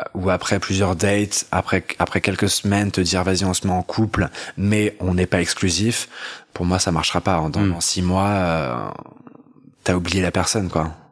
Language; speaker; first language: French; native; French